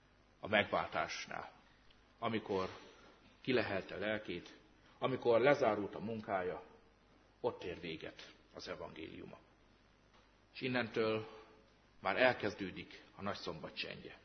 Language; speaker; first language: Hungarian; native; Hungarian